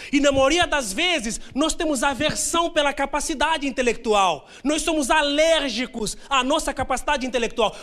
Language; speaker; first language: Portuguese; native; Portuguese